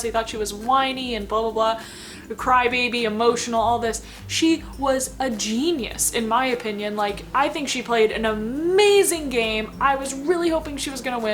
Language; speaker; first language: English; native; English